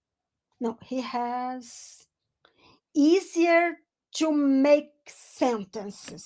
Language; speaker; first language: English; non-native, learner; Portuguese